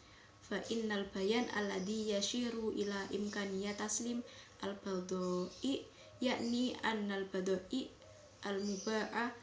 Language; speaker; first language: Arabic; non-native, learner; Indonesian